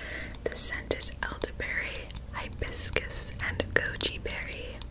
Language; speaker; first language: English; native; English